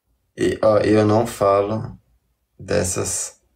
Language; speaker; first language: Portuguese; native; Portuguese